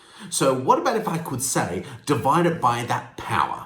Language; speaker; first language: English; native; English